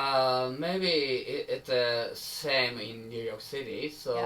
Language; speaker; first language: English; non-native, learner; Japanese